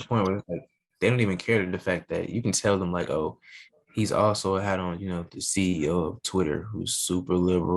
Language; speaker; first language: English; native; English